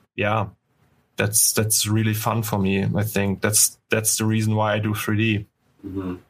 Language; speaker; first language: English; non-native, fluent; German